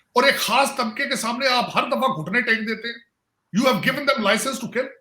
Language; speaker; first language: Urdu; non-native, local second language; Punjabi